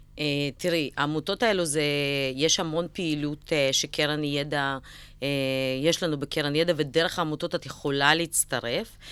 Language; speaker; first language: Hebrew; early bilingual, other home language; Russian